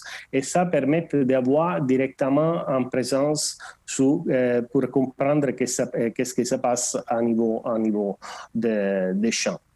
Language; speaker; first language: French; non-native, learner; Portuguese